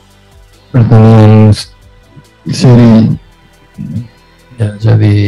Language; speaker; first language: Indonesian; non-native, fluent; Spanish